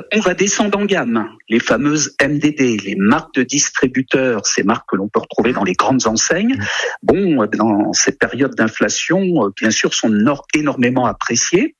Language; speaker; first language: French; native; French